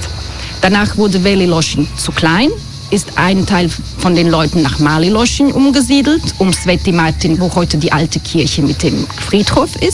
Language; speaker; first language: German; non-native, fluent; Croatian